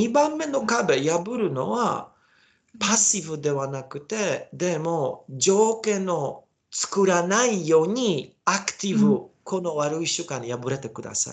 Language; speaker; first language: Japanese; non-native, learner; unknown